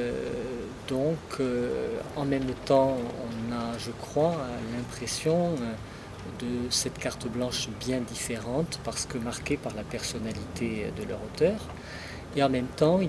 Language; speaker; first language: French; native; French